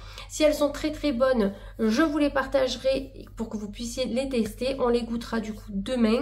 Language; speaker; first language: French; native; French